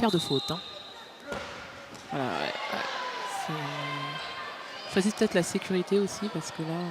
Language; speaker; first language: French; native; French